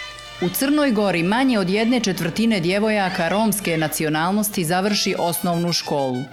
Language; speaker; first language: Bosnian; native; Bosnian